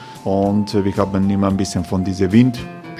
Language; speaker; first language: German; non-native, learner; Croatian